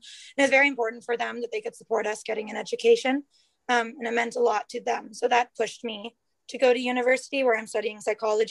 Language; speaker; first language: English; native; English